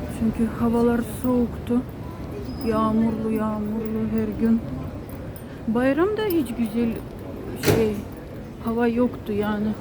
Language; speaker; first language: Turkish; non-native, fluent; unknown